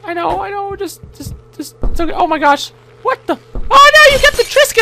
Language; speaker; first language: English; native; English